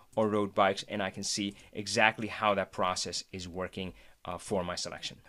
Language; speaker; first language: English; non-native, local second language; Hindi